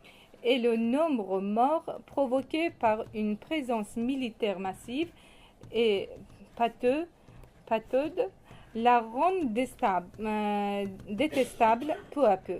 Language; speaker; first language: French; non-native, fluent; Persian